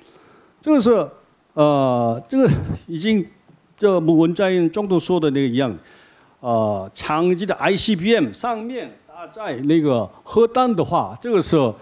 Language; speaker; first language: Chinese; non-native, learner; Korean